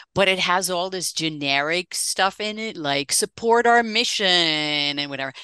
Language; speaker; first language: English; non-native, fluent; Dutch